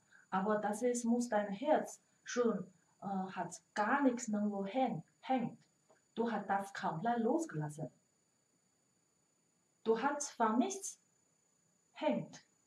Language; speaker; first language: German; non-native, learner; Chinese